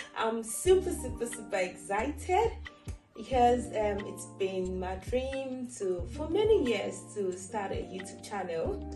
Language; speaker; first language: English; non-native, local second language; Yoruba